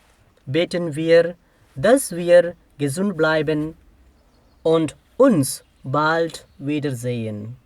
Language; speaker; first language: German; non-native, fluent; Telugu